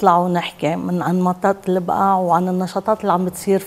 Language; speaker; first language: Arabic; native; Arabic